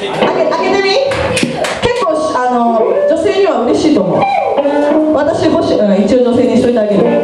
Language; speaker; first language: Japanese; native; Japanese